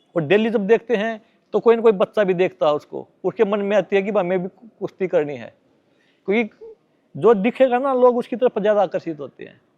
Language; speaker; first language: Hindi; native; Hindi